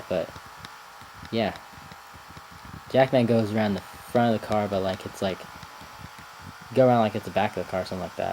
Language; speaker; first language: English; native; English